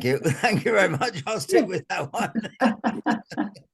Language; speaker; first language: English; native; English